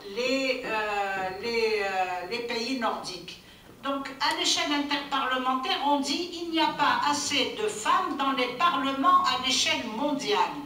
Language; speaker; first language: French; non-native, local second language; Kabyle